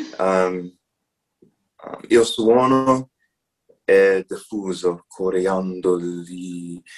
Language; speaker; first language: Italian; non-native, learner; English